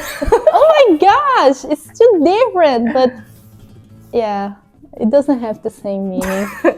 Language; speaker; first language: English; non-native, fluent; Portuguese